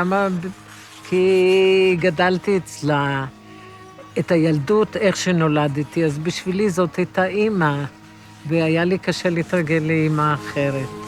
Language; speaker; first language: Hebrew; early bilingual, other home language; Romany